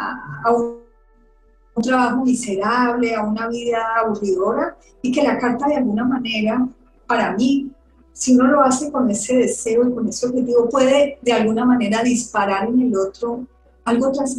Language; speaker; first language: Spanish; native; Spanish